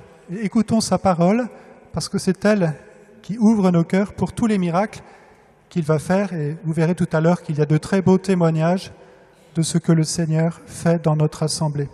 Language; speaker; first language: French; native; French